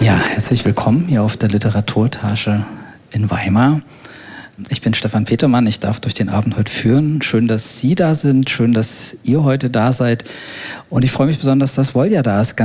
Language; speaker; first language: German; native; German